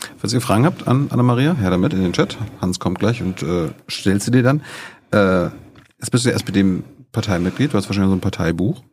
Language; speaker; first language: German; native; German